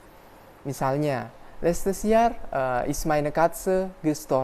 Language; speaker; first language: German; non-native, fluent; Indonesian